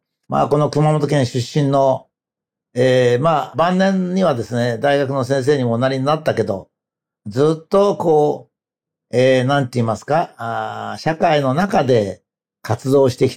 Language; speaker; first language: Japanese; native; Japanese